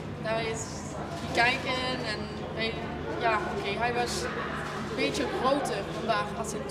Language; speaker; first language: Dutch; non-native, fluent; French